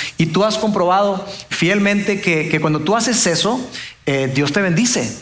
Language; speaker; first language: Spanish; native; Spanish